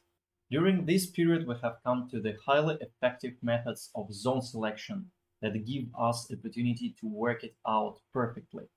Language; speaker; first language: English; non-native, fluent; Russian